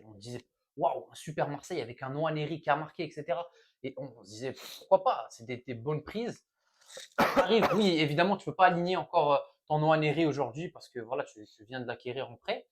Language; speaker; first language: French; native; French